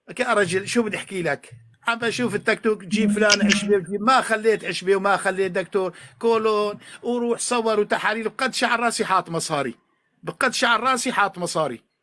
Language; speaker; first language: Arabic; native; Arabic